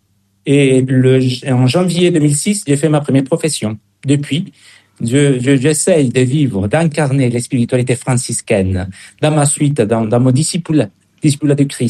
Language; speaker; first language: French; non-native, fluent; Spanish